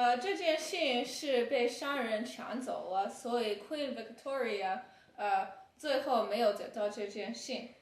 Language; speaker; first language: Chinese; non-native, learner; English